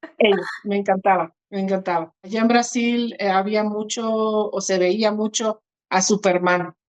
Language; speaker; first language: Spanish; early bilingual, other home language; Portuguese